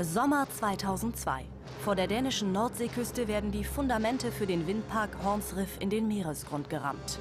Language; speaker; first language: German; native; German